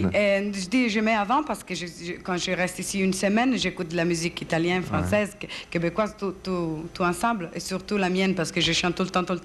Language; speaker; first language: French; non-native, fluent; Italian